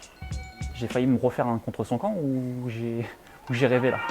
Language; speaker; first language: French; native; French